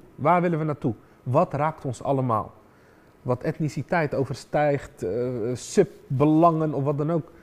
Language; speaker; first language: Dutch; early bilingual, other home language; Arabic